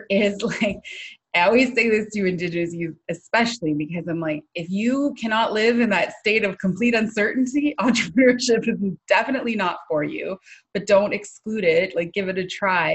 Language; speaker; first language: English; native; English